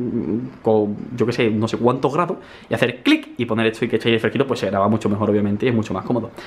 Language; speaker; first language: Spanish; native; Spanish